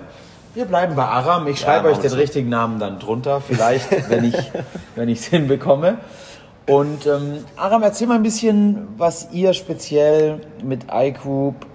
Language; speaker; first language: German; native; German